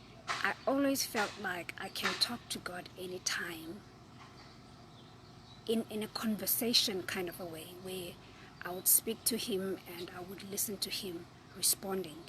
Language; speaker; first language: English; non-native, local second language; Zulu